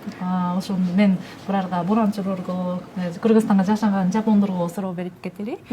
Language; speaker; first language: Kyrgyz; non-native, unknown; Japanese